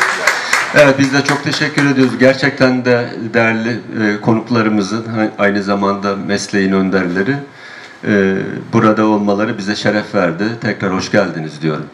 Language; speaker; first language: Turkish; native; Turkish